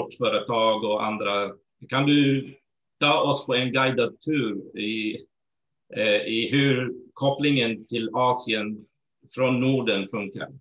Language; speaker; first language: Swedish; non-native, fluent; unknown